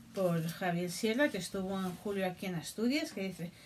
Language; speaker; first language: Spanish; native; Spanish